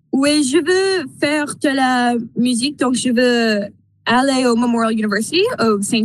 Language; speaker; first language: French; non-native, local second language; English